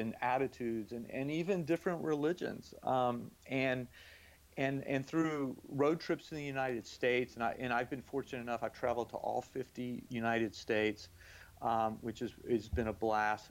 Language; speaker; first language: English; native; English